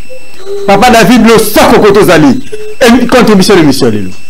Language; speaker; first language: French; non-native, local second language; Lingala